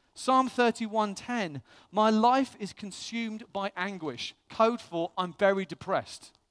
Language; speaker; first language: English; native; English